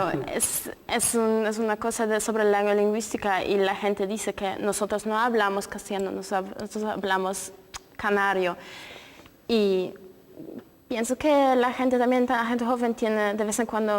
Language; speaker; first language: Spanish; non-native, fluent; Polish